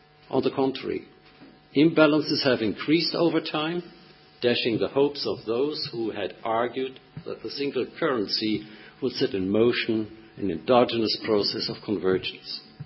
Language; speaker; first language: English; non-native, fluent; Japanese